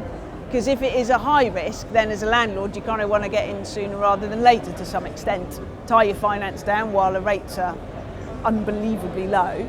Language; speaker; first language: English; native; English